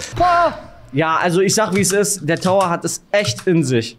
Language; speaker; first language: German; native; German